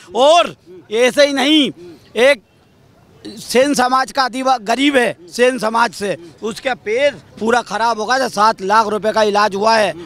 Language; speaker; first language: Hindi; native; Hindi